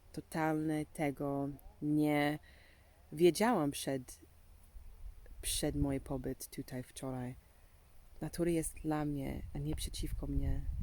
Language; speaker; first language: Polish; non-native, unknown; English